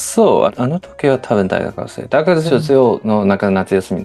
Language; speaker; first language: Japanese; non-native, learner; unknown